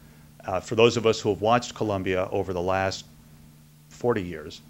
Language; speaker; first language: English; native; English